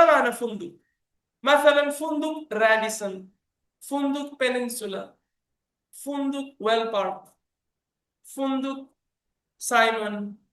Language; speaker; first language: Arabic; non-native, fluent; Bangla